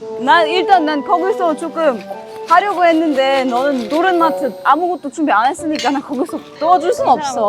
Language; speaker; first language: Korean; non-native, fluent; German